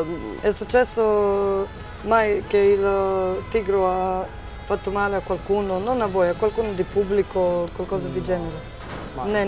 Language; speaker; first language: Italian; non-native, learner; Serbian